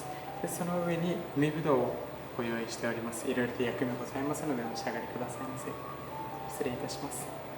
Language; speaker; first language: Japanese; native; Japanese